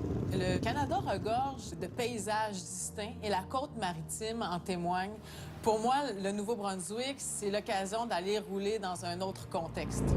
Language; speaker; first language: French; native; French